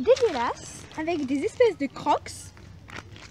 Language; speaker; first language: French; native; French